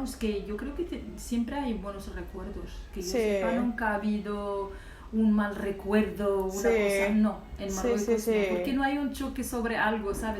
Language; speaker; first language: Spanish; non-native, local second language; Arabic